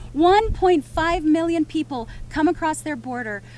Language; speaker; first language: English; early bilingual, other home language; Spanish